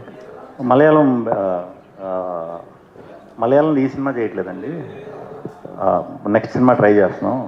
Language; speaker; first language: Telugu; native; Telugu